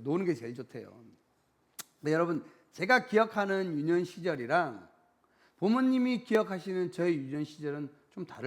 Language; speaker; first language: Korean; native; Korean